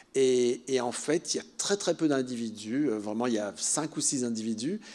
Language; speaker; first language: French; native; French